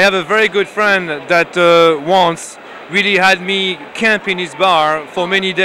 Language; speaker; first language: English; non-native, fluent; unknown